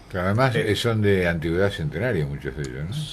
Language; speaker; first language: Spanish; native; Spanish